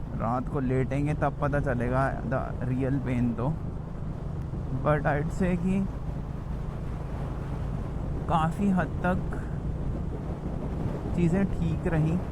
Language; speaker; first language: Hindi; native; Hindi